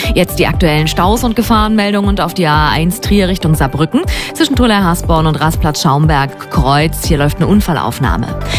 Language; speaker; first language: German; native; German